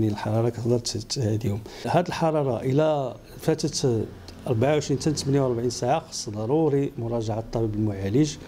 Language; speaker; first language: Arabic; native; Arabic